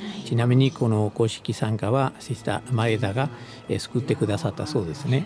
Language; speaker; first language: Japanese; non-native, fluent; Spanish